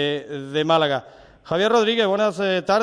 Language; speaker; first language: Spanish; native; Spanish